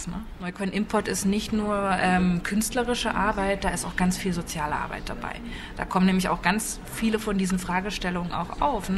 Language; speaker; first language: German; native; German